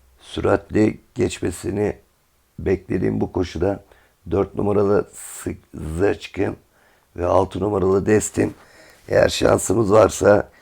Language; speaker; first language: Turkish; native; Turkish